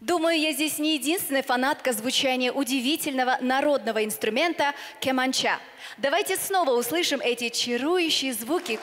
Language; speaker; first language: Russian; native; Russian